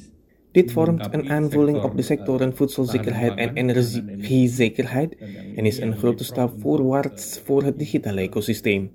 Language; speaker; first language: Dutch; non-native, fluent; Indonesian